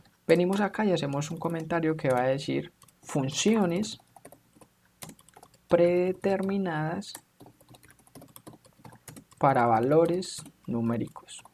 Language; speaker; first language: Spanish; native; Spanish